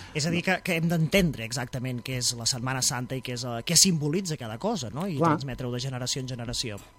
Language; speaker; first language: Catalan; native; Catalan